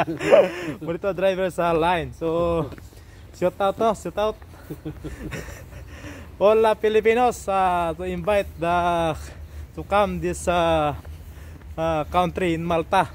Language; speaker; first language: English; non-native, learner; Filipino